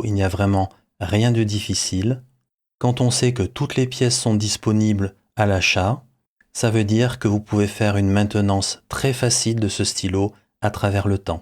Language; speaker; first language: French; native; French